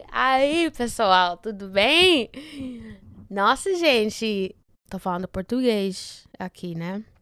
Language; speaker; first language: Portuguese; non-native, fluent; Spanish